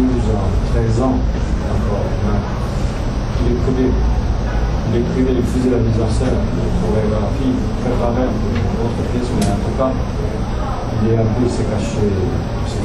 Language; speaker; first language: French; non-native, fluent; Japanese